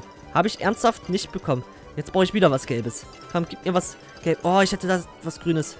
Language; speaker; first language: German; native; German